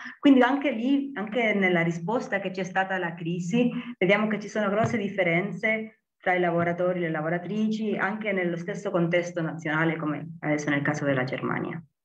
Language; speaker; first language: Italian; non-native, fluent; Spanish